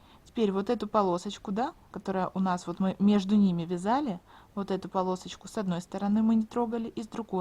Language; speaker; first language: Russian; native; Russian